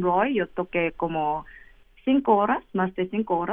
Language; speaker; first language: Spanish; non-native, learner; Korean